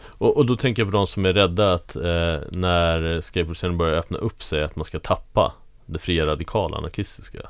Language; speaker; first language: Swedish; native; Swedish